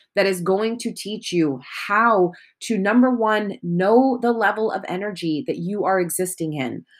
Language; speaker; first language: English; native; English